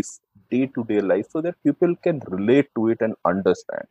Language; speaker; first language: English; non-native, local second language; Hindi